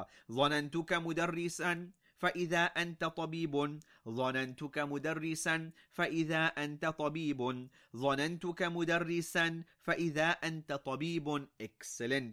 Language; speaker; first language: Arabic; non-native, fluent; English